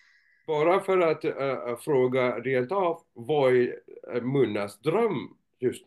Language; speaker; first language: Swedish; non-native, fluent; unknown